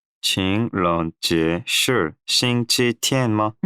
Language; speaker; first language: Chinese; non-native, learner; Korean